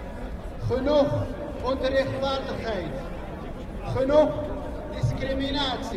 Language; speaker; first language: Dutch; non-native, fluent; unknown